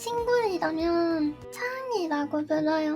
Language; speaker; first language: Korean; non-native, learner; Japanese